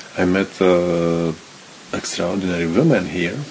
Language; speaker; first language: English; non-native, learner; Slovak